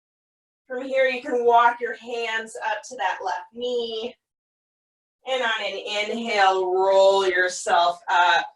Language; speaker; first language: English; native; English